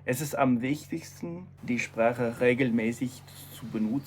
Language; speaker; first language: German; non-native, fluent; English